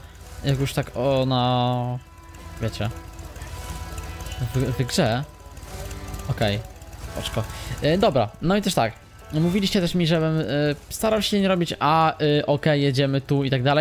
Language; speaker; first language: Polish; native; Polish